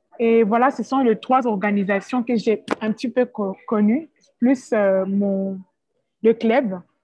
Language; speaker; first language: French; non-native, local second language; Swahili